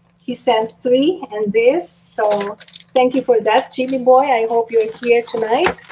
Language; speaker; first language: English; non-native, local second language; Filipino